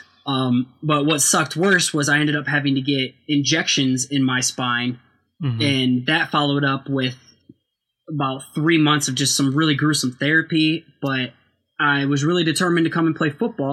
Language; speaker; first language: English; native; English